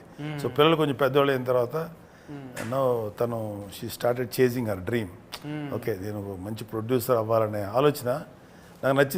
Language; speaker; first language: Telugu; native; Telugu